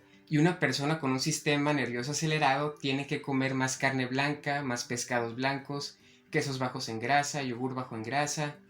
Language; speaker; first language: Spanish; native; Spanish